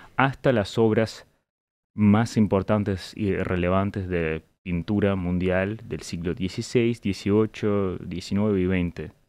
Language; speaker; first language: Spanish; non-native, fluent; Russian